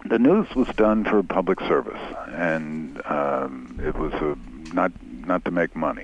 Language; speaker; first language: English; native; English